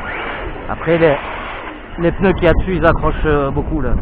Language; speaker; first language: French; native; French